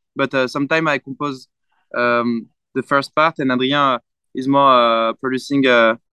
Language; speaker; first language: English; non-native, fluent; French